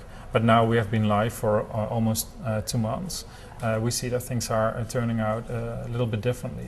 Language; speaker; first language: English; non-native, fluent; Dutch